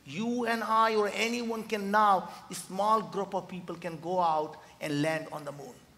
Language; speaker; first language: English; non-native, local second language; Hindi